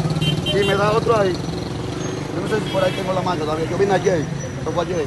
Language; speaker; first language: Spanish; native; Spanish